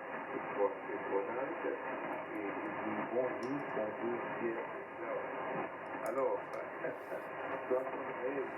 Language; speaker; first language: French; non-native, learner; German